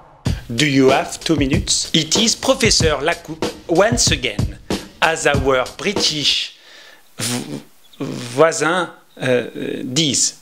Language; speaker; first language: English; non-native, learner; French